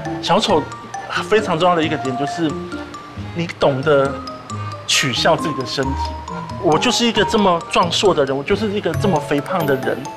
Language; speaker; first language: Chinese; native; Chinese